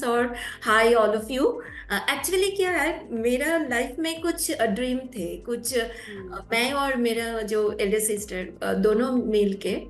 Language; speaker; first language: Hindi; non-native, local second language; Bangla